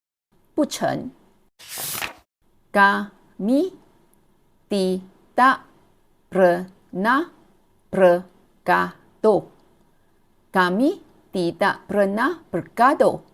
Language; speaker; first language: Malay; non-native, local second language; Chinese